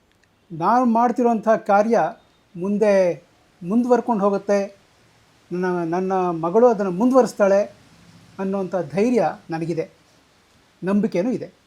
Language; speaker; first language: Kannada; native; Kannada